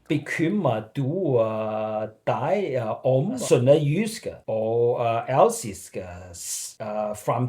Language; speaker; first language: Danish; non-native, learner; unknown